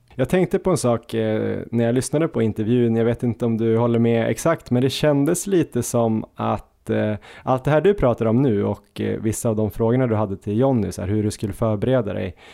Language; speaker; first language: Swedish; native; Swedish